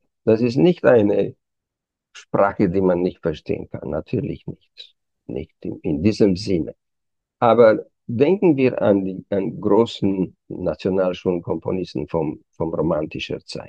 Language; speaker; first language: German; non-native, fluent; Romanian